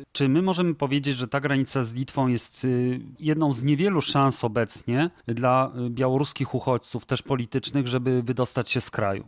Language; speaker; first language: Polish; native; Polish